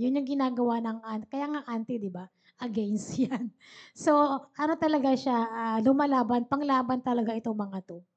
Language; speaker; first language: Filipino; native; Filipino